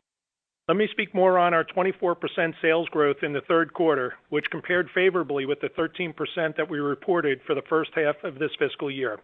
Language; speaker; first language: English; native; English